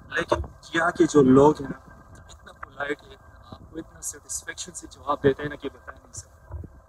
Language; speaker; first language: Urdu; non-native, local second language; Pashto